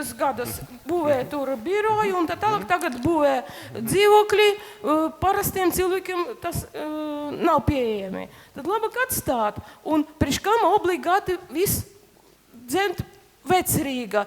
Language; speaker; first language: Latvian; non-native, local second language; Russian